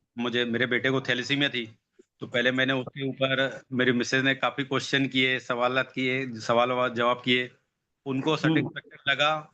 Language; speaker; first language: Hindi; native; Hindi